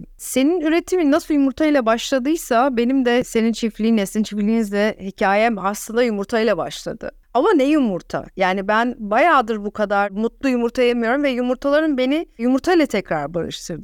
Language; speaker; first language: Turkish; native; Turkish